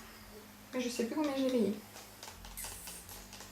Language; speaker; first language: French; native; French